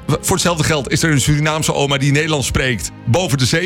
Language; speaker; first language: Dutch; native; Dutch